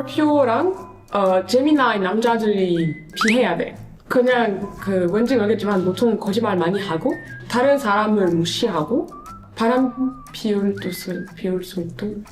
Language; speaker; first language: Korean; non-native, learner; French